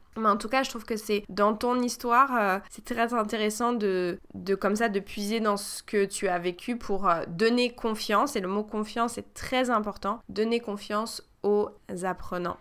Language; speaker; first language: French; native; French